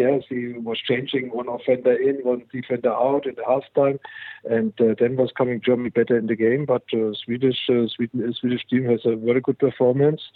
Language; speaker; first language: English; non-native, fluent; German